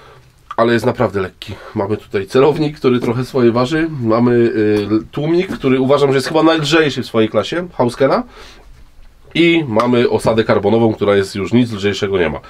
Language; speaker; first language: Polish; native; Polish